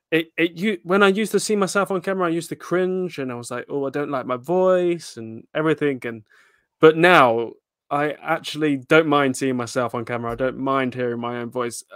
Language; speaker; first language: English; native; English